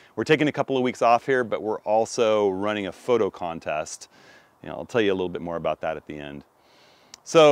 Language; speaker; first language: English; native; English